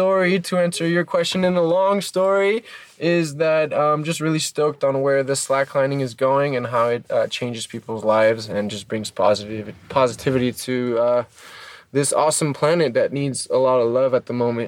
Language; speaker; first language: English; early bilingual, other home language; French